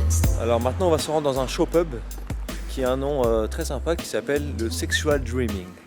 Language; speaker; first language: French; native; French